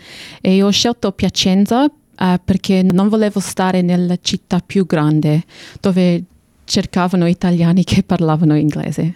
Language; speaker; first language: Italian; non-native, fluent; English